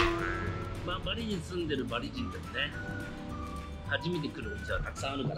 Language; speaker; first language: Japanese; native; Japanese